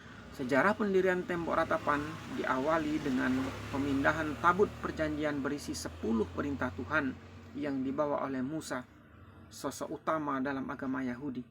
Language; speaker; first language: Indonesian; native; Indonesian